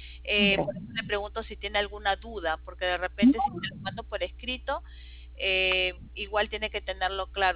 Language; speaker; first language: Spanish; native; Spanish